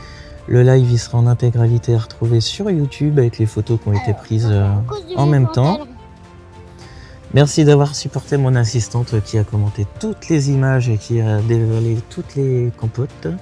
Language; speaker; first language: French; native; French